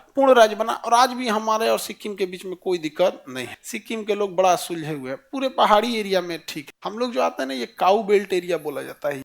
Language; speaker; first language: Hindi; native; Hindi